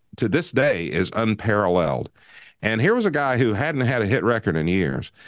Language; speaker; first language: English; native; English